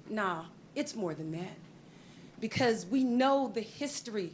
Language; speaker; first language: English; native; English